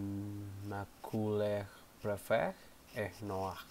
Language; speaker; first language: French; non-native, learner; Spanish